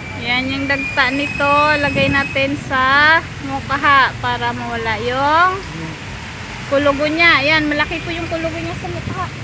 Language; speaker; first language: Filipino; native; Filipino